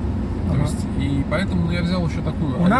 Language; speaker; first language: Russian; native; Russian